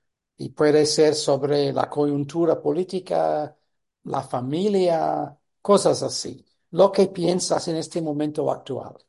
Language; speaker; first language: Spanish; non-native, fluent; English